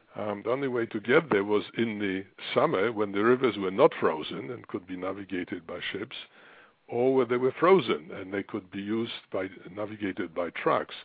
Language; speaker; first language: English; non-native, fluent; Russian